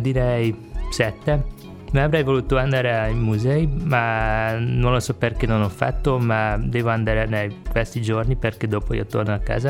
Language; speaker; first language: Italian; non-native, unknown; Hungarian